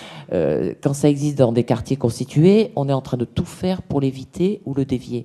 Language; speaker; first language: French; native; French